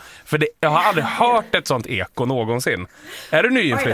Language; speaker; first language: Swedish; native; Swedish